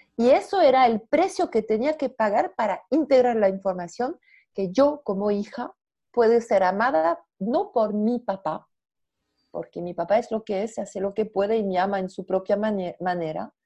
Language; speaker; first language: Spanish; non-native, fluent; French